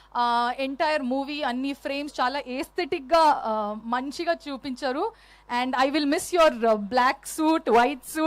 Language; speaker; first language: Telugu; non-native, learner; Kannada